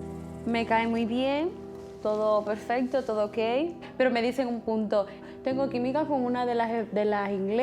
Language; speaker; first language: Spanish; native; Spanish